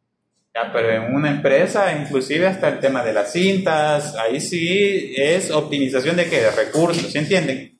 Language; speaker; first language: Spanish; native; Spanish